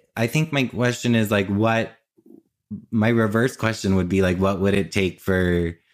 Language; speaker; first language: English; native; English